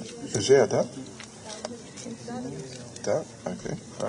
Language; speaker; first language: Russian; non-native, learner; English